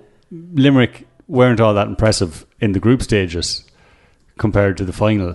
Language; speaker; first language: English; native; English